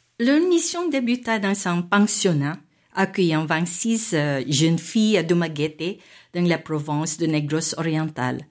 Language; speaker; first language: French; non-native, fluent; Filipino